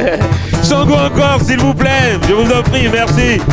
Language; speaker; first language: French; native; French